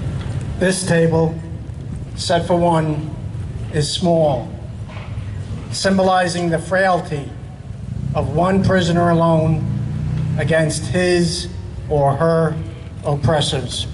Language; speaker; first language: English; native; English